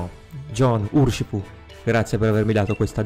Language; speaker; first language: Italian; native; Italian